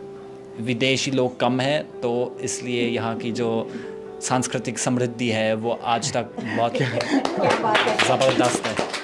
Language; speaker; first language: Hindi; non-native, fluent; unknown